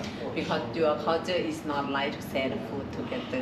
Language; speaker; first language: English; non-native, learner; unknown